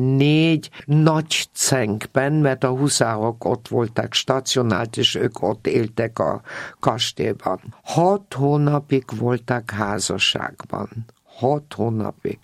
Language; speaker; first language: Hungarian; non-native, fluent; German